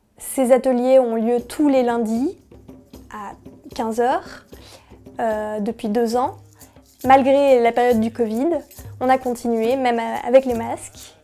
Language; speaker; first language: French; native; French